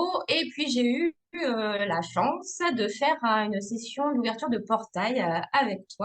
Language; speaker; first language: French; native; French